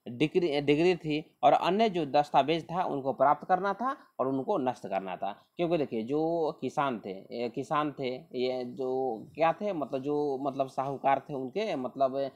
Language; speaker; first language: Hindi; native; Hindi